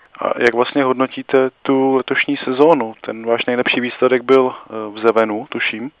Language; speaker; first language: Czech; native; Czech